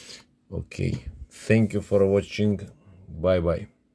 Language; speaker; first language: English; non-native, learner; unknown